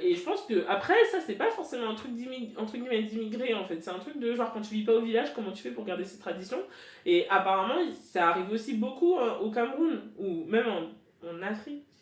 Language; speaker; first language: French; early bilingual, other home language; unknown